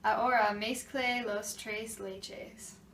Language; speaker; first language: Spanish; non-native, learner; English